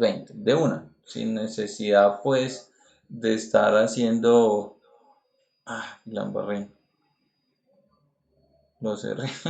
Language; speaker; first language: Spanish; native; Spanish